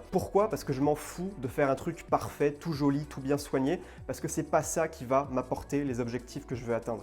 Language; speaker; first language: French; native; French